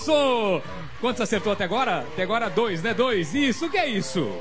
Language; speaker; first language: Portuguese; native; Portuguese